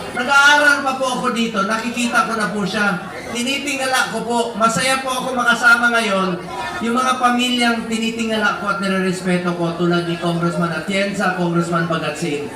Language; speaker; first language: Filipino; non-native, local second language; Cebuano